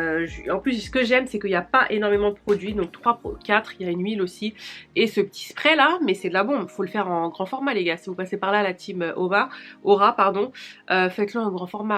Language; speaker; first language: French; native; French